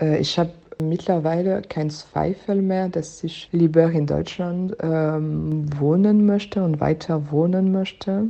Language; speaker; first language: German; non-native, fluent; French